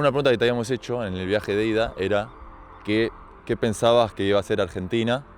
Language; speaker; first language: Spanish; native; Spanish